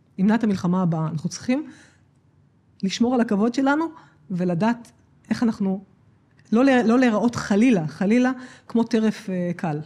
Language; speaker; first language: Hebrew; native; Hebrew